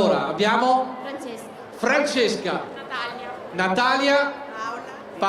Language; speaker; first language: Italian; native; Italian